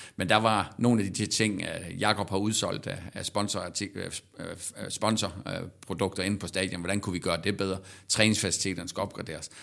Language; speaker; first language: Danish; native; Danish